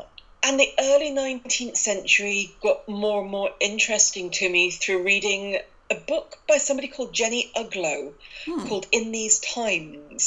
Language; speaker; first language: English; native; English